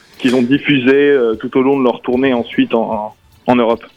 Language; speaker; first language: French; native; French